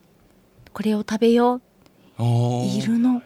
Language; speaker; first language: Japanese; native; Japanese